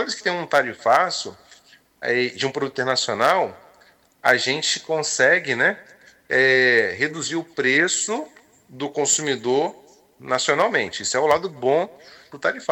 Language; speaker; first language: Portuguese; native; Portuguese